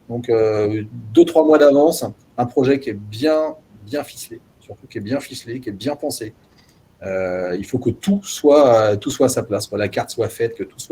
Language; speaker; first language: French; native; French